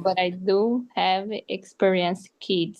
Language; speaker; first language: English; non-native, learner; Portuguese